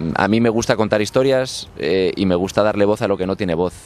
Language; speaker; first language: Spanish; native; Spanish